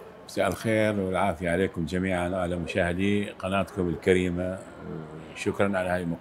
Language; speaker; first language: Arabic; native; Arabic